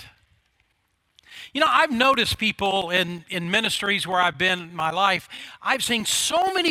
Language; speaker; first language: English; native; English